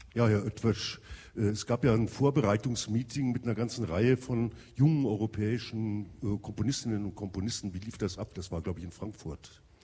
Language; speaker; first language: German; native; German